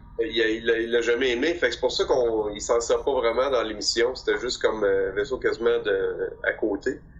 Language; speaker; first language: French; native; French